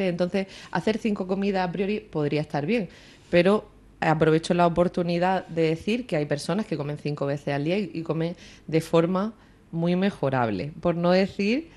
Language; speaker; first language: Spanish; native; Spanish